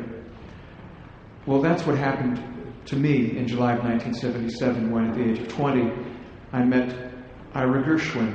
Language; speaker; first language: English; native; English